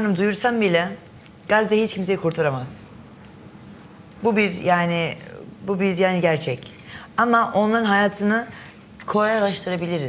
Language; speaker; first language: Turkish; early bilingual, heritage; Turkish